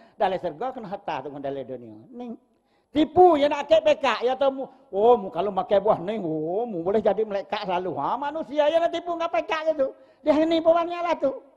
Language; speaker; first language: Malay; native; Malay